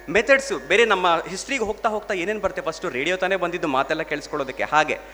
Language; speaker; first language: Kannada; non-native, local second language; Telugu